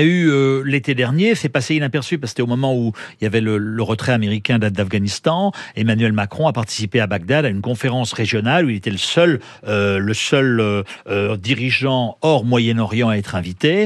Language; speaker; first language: French; native; French